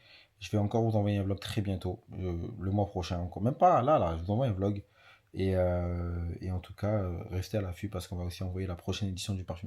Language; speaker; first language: French; native; French